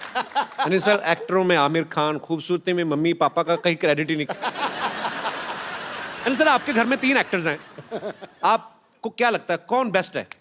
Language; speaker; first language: Hindi; native; Hindi